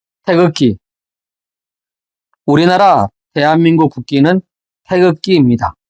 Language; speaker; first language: Korean; native; Korean